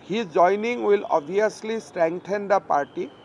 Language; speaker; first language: English; non-native, local second language; Assamese